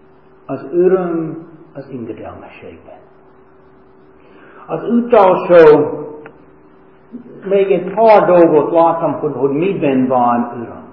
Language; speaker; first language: Hungarian; non-native, fluent; English